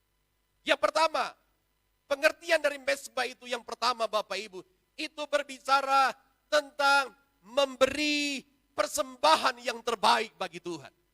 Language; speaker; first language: Indonesian; native; Indonesian